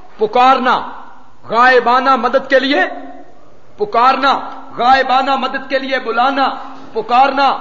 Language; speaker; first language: Urdu; non-native, local second language; Punjabi